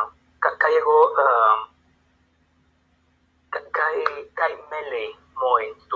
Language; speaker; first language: Greek; non-native, learner; Spanish